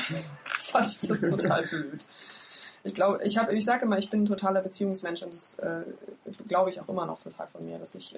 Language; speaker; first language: German; native; German